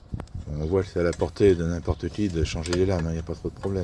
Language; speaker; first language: French; native; French